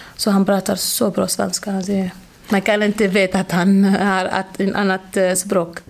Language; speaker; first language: Swedish; non-native, fluent; Arabic